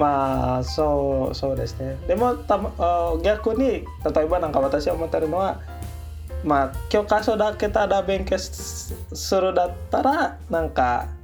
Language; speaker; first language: Japanese; non-native, learner; Indonesian